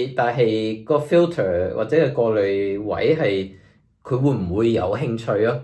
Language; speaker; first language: Cantonese; early bilingual, heritage; Cantonese